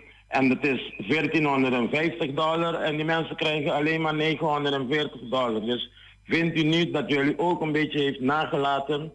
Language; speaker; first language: Dutch; non-native, local second language; Papiamento